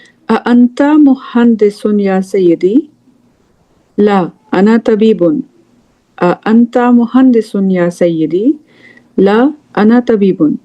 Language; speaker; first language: Arabic; non-native, fluent; English